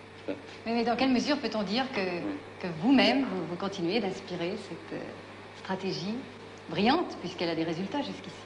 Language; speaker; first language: French; native; French